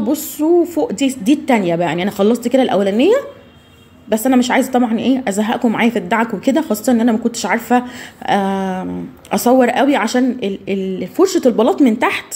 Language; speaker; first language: Arabic; native; Arabic